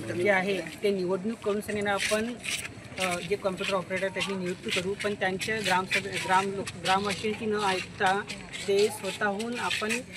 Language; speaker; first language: Marathi; native; Marathi